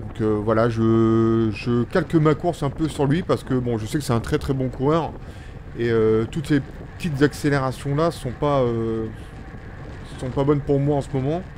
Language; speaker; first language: French; native; French